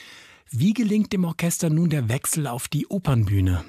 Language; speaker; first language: German; native; German